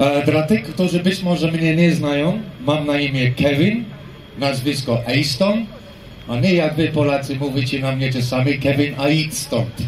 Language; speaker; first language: Polish; non-native, fluent; English